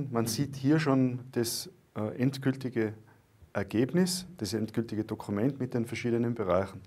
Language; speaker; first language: German; native; German